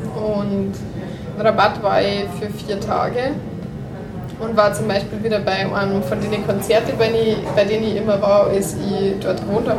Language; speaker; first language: German; native; German